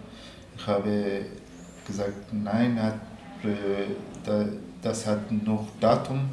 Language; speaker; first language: German; non-native, learner; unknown